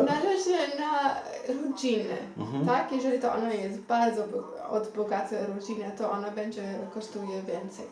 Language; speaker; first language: Polish; non-native, learner; Xhosa